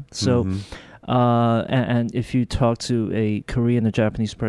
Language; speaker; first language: English; non-native, local second language; Korean